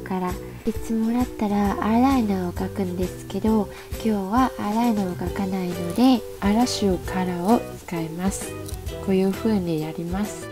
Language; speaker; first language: Japanese; non-native, fluent; Vietnamese